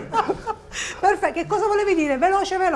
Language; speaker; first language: Italian; native; Italian